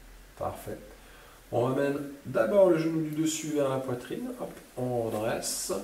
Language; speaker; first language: French; native; French